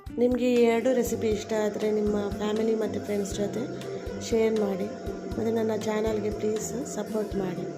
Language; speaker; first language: Kannada; non-native, local second language; Konkani